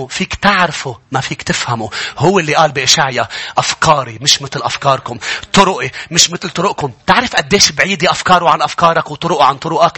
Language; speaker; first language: Arabic; native; Arabic